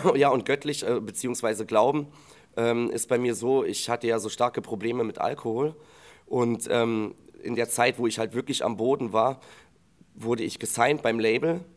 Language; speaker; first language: German; native; German